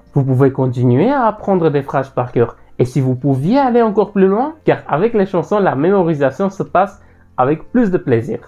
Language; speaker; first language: French; non-native, fluent; Armenian